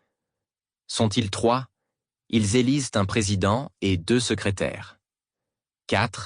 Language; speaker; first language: French; native; French